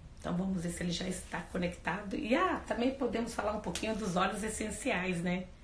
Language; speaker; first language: Portuguese; native; Portuguese